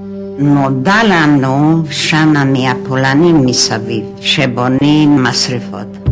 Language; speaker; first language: Hebrew; non-native, fluent; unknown